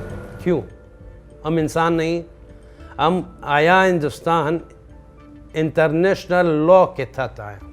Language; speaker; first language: Hindi; non-native, fluent; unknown